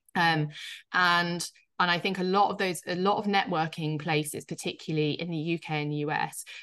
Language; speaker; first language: English; native; English